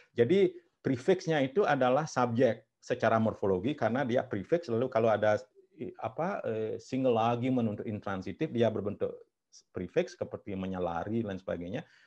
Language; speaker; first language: Indonesian; non-native, local second language; Balinese